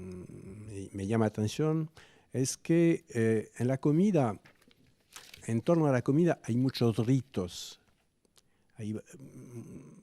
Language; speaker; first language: Spanish; non-native, fluent; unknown